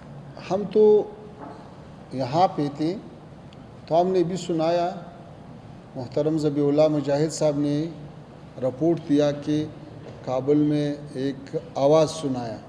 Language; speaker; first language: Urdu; non-native, fluent; Pashto